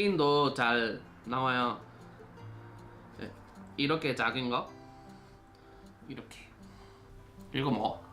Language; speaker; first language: Korean; non-native, fluent; Spanish